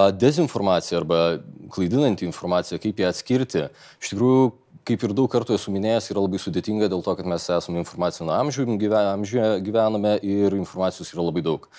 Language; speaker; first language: Lithuanian; native; Lithuanian